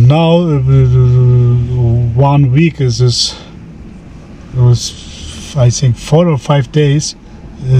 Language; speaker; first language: English; non-native, learner; Turkish